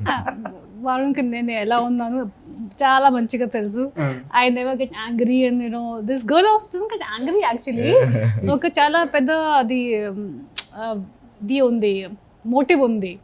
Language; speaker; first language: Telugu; non-native, local second language; Hindi